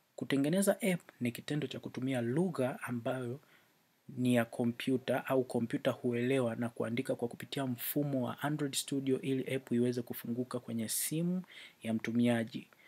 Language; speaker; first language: Swahili; native; Swahili